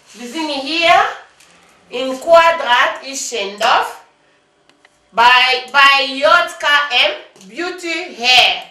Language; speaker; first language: German; non-native, learner; Lingala